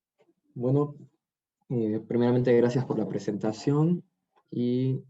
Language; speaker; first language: Spanish; native; Spanish